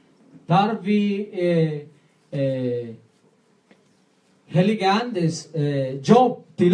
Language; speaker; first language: Swedish; non-native, learner; Spanish